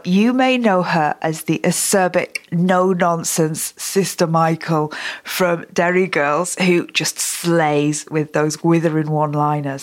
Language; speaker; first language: English; native; English